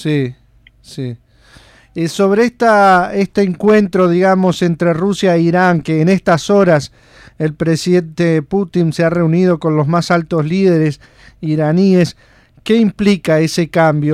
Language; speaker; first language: Spanish; native; Spanish